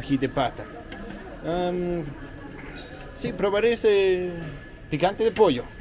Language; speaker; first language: Spanish; non-native, learner; Danish